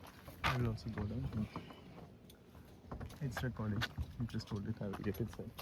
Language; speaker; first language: English; non-native, learner; Tamil